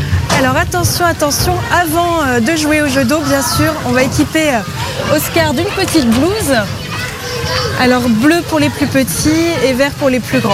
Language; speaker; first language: French; native; French